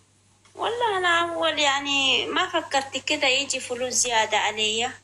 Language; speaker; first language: Arabic; non-native, learner; Oromo